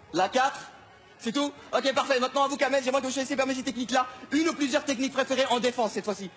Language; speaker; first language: French; non-native, fluent; Arabic